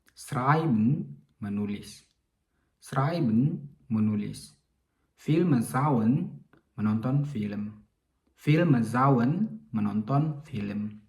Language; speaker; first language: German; non-native, learner; Indonesian